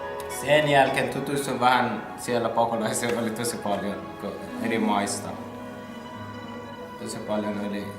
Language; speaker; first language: Finnish; non-native, fluent; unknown